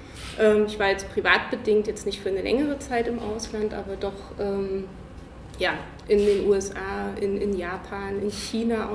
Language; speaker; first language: German; native; German